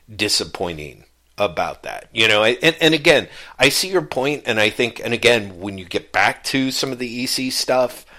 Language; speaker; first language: English; native; English